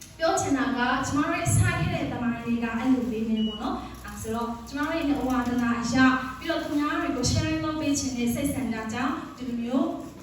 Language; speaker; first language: Burmese; non-native, local second language; Hakha Chin